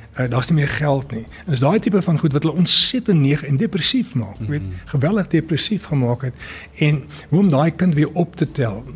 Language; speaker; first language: Afrikaans; early bilingual, other home language; English